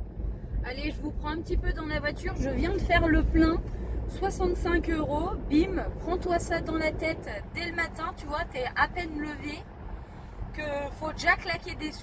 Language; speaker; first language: French; native; French